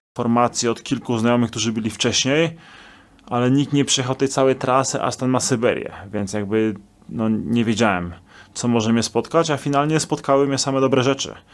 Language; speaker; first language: Polish; native; Polish